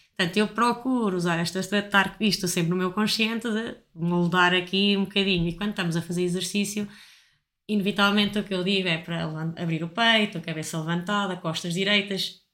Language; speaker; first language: Portuguese; native; Portuguese